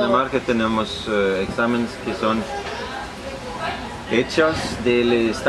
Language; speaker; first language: Spanish; non-native, learner; Danish